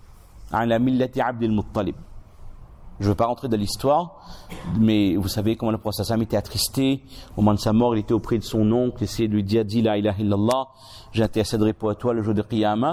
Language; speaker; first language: French; native; French